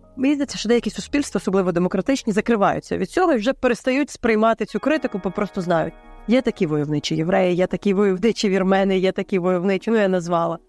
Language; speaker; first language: Ukrainian; native; Ukrainian